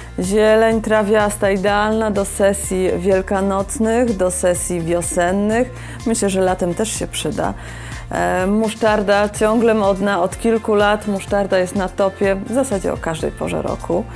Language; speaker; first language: Polish; native; Polish